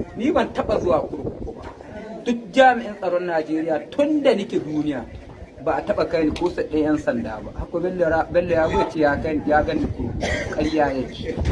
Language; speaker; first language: Hausa; non-native, local second language; Fula